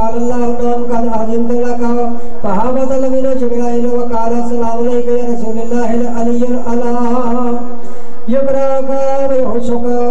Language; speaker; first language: Urdu; non-native, local second language; Punjabi